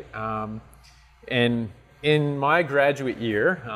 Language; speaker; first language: English; non-native, fluent; French